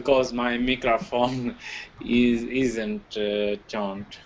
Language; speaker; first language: English; non-native, learner; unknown